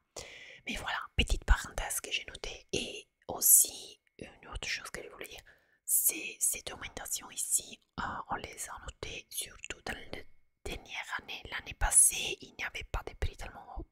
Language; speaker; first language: French; non-native, fluent; Italian